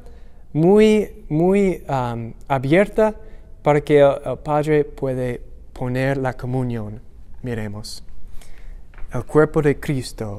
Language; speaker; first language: Spanish; non-native, learner; English